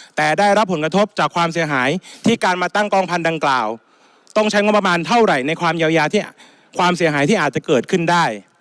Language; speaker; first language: Thai; native; Thai